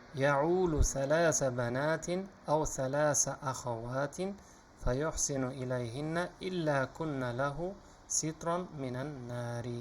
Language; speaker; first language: Arabic; non-native, fluent; Uzbek